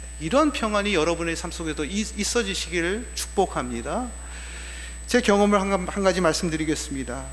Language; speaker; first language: Korean; native; Korean